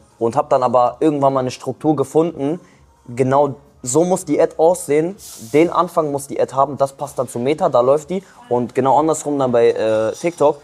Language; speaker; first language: German; early bilingual, other home language; Kurdish